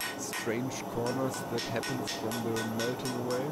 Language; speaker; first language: English; non-native, fluent; German